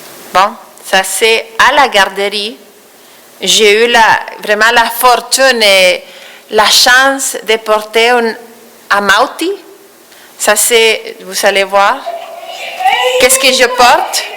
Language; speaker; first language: French; non-native, fluent; Spanish